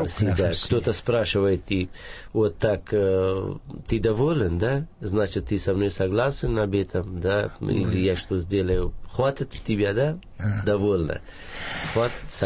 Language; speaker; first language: Russian; non-native, fluent; Persian